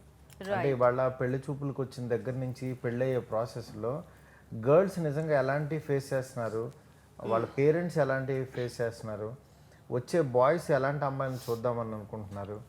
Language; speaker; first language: Telugu; native; Telugu